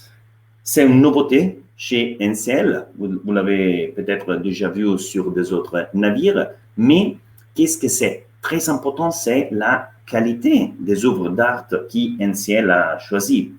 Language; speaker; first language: French; non-native, fluent; Italian